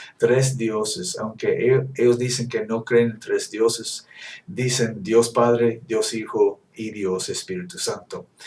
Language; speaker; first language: Spanish; non-native, learner; English